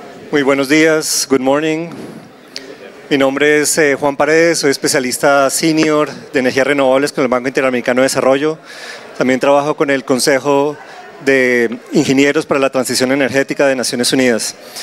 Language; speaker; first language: Spanish; native; Spanish